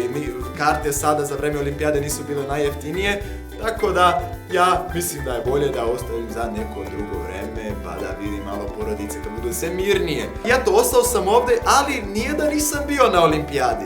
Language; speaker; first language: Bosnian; non-native, fluent; Portuguese